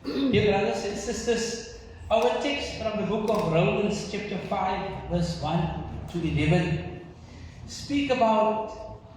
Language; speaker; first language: English; non-native, local second language; Afrikaans